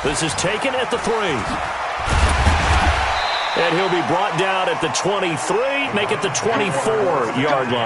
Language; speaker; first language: English; native; English